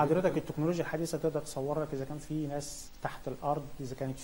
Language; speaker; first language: Arabic; native; Arabic